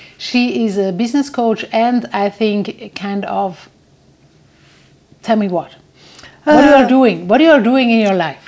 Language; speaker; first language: English; non-native, fluent; German